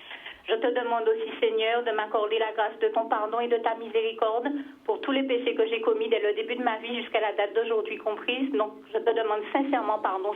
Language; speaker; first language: French; native; French